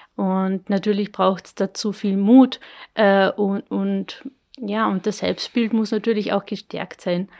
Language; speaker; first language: German; native; German